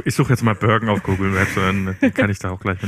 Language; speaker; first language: German; native; German